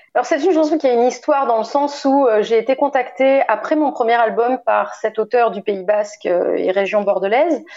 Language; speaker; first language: French; native; French